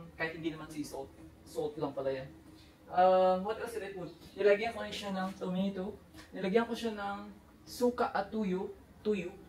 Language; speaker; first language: Filipino; non-native, local second language; Cebuano